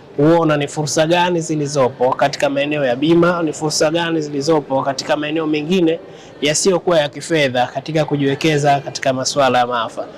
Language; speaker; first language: Swahili; native; Swahili